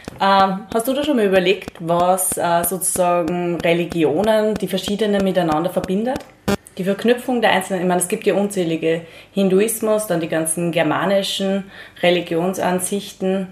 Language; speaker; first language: German; native; German